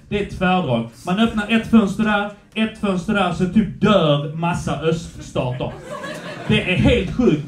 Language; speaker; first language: Swedish; early bilingual, other home language; Polish